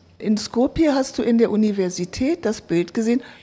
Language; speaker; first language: German; native; German